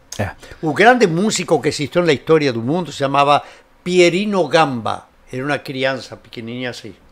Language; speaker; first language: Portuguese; non-native, fluent; Spanish